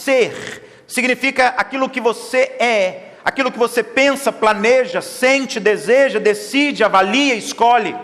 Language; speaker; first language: Portuguese; native; Portuguese